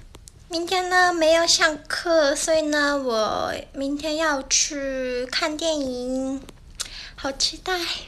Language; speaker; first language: Chinese; non-native, learner; Japanese